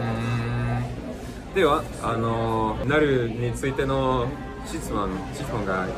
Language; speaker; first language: Japanese; non-native, learner; English